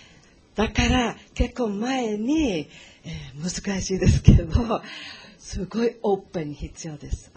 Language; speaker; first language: Japanese; non-native, learner; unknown